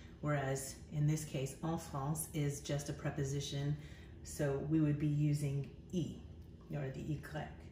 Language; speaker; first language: English; native; English